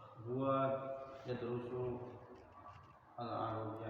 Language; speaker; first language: Arabic; non-native, learner; Indonesian